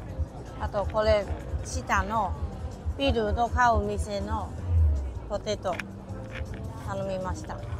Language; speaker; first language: Japanese; non-native, fluent; Chinese